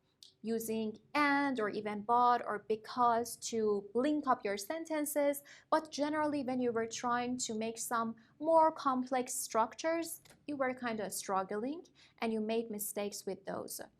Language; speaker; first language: English; non-native, fluent; Persian